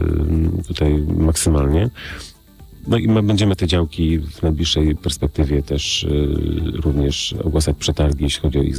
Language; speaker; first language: Polish; native; Polish